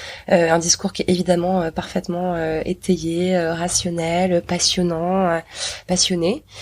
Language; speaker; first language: French; native; French